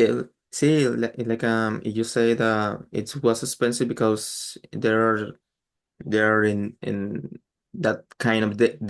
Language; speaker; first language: English; non-native, learner; Spanish